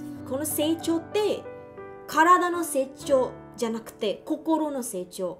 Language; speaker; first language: Japanese; non-native, learner; Chinese